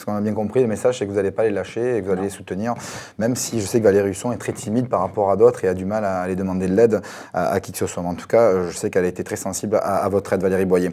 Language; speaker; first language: French; native; French